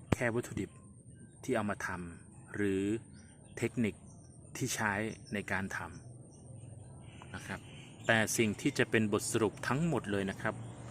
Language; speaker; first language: Thai; non-native, local second language; Khmer